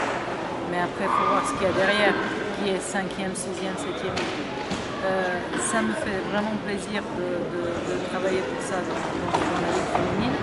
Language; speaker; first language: French; non-native, fluent; Serbian